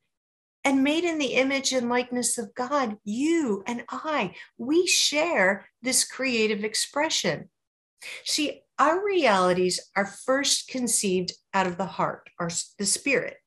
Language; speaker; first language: English; native; English